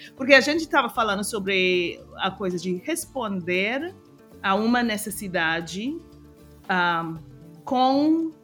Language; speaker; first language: Portuguese; non-native, fluent; English